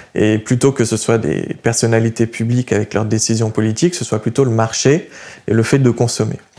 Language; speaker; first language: French; early bilingual, other home language; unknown